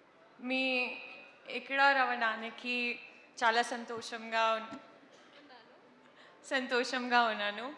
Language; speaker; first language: Telugu; non-native, learner; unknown